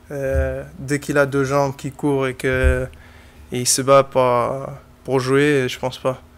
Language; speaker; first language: French; non-native, fluent; Portuguese